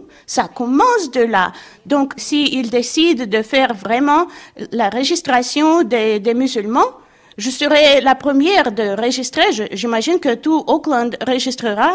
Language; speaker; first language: French; non-native, fluent; English